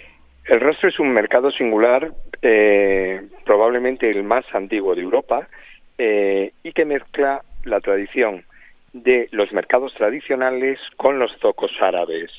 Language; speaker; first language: Spanish; native; Spanish